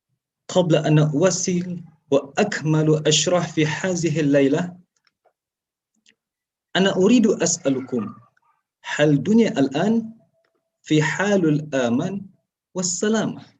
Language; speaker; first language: Arabic; non-native, learner; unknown